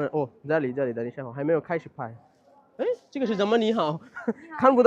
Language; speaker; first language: Chinese; non-native, learner; Bangla